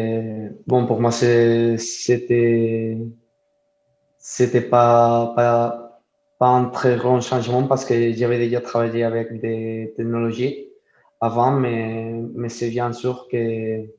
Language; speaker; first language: French; non-native, fluent; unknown